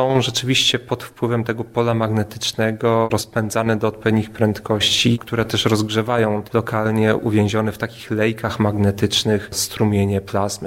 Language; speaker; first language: Polish; native; Polish